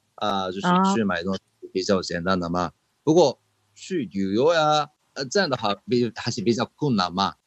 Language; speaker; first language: Chinese; non-native, fluent; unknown